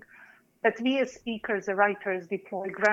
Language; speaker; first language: English; non-native, fluent; Serbian